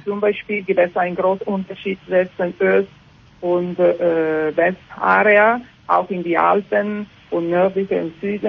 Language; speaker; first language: German; non-native, learner; Italian